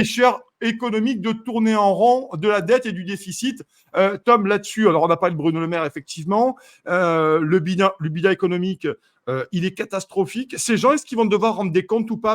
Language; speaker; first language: French; native; French